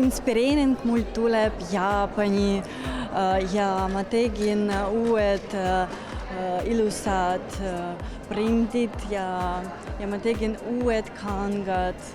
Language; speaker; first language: Estonian; non-native, local second language; Russian